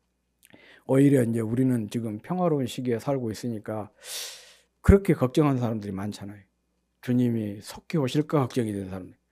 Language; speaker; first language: Korean; native; Korean